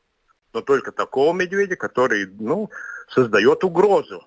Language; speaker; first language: Russian; non-native, local second language; Latvian